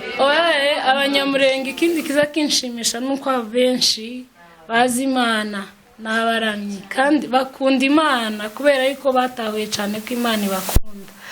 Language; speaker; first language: Kinyarwanda; early bilingual, heritage; Kinyarwanda